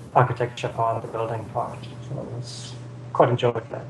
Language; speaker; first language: English; non-native, fluent; German